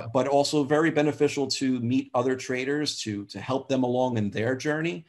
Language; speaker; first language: English; native; English